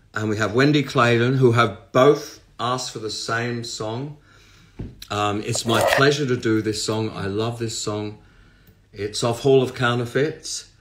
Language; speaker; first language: English; native; English